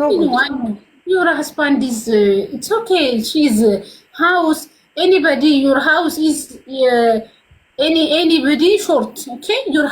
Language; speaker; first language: English; non-native, learner; Amharic